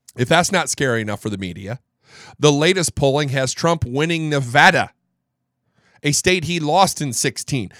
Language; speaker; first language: English; native; English